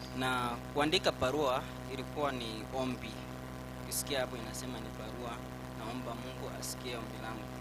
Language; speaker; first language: Swahili; non-native, local second language; Gusii